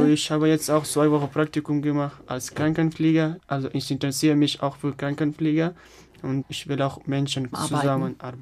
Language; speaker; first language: German; non-native, fluent; Pashto